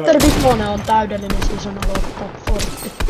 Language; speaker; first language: Finnish; native; Finnish